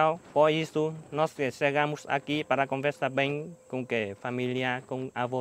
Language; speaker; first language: Portuguese; non-native, learner; Vietnamese